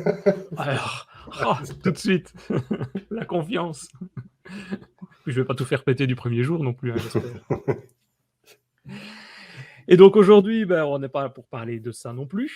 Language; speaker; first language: French; native; French